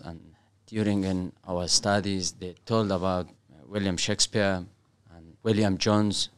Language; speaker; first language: English; non-native, learner; Persian